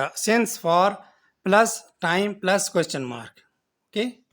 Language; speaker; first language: English; non-native, local second language; Urdu